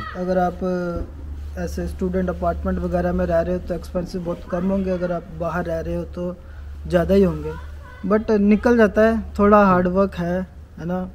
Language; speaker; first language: Hindi; native; Hindi